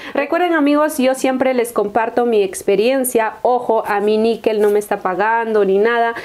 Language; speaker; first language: Spanish; native; Spanish